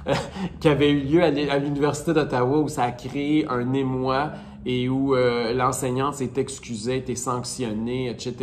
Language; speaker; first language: French; native; French